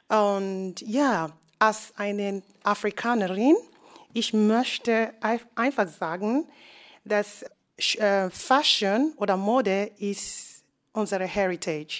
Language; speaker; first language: German; non-native, fluent; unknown